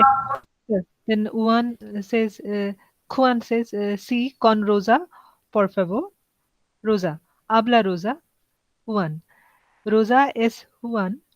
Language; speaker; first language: Spanish; non-native, learner; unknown